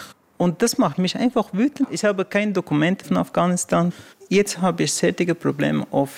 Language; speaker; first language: German; non-native, fluent; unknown